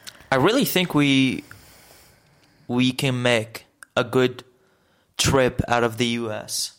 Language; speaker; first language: English; native; English